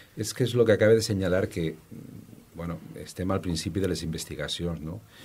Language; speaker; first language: Catalan; native; Catalan